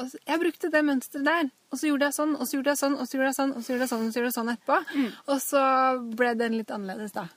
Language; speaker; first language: Norwegian; native; Norwegian